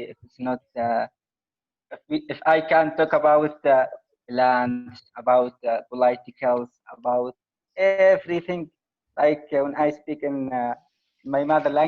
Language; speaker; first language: English; non-native, learner; Arabic